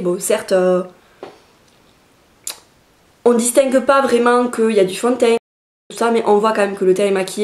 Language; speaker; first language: French; native; French